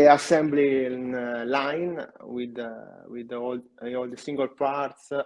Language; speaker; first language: English; non-native, learner; Italian